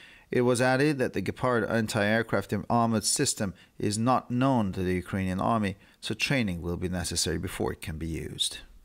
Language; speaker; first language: English; non-native, fluent; Hungarian